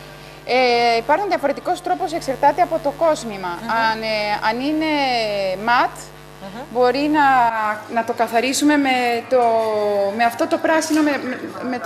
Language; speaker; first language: Greek; non-native, fluent; Spanish